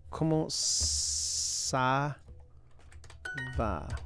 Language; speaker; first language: French; non-native, learner; English